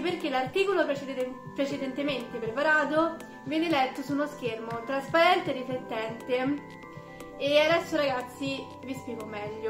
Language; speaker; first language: Italian; native; Italian